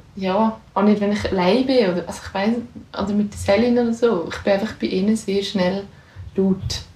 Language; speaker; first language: German; native; German